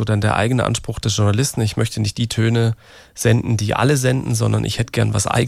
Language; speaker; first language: German; native; German